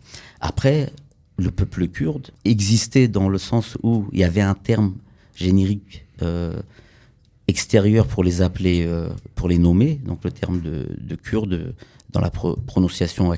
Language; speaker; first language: French; early bilingual, other home language; Kurdish